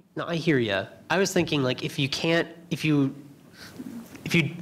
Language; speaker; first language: English; native; English